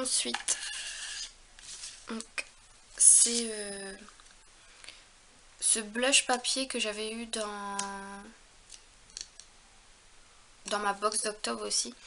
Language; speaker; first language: French; native; French